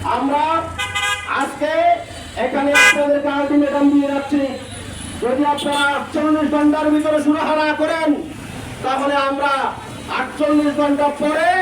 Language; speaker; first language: Bangla; native; Bangla